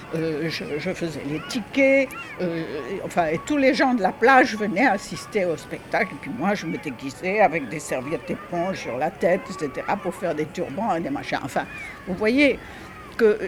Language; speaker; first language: French; native; French